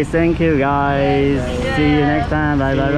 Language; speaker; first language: English; non-native, fluent; Chinese